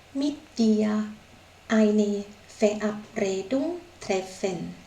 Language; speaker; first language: German; non-native, learner; Thai